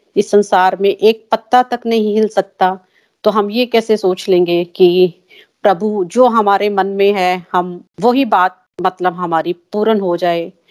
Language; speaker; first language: Hindi; native; Hindi